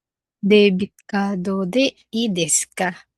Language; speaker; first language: Japanese; non-native, learner; Filipino